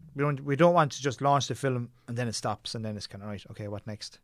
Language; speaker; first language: English; native; English